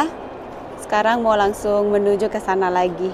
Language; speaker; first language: Indonesian; native; Indonesian